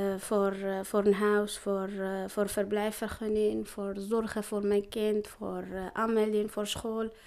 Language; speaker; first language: Dutch; non-native, learner; Arabic